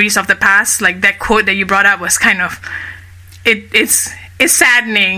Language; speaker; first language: English; native; English